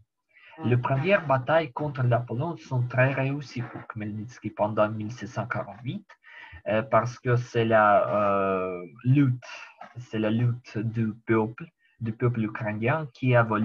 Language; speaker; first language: French; non-native, learner; Ukrainian